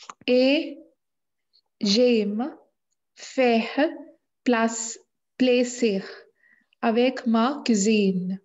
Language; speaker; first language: French; non-native, learner; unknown